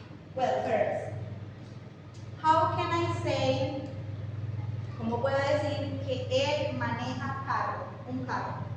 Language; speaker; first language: Spanish; non-native, fluent; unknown